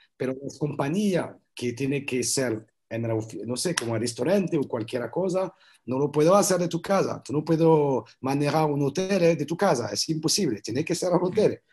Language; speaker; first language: Spanish; non-native, learner; French